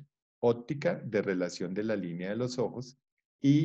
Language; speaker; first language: Spanish; native; Spanish